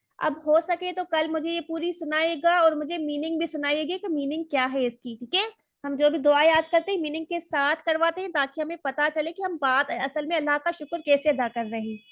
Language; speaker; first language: Urdu; native; Urdu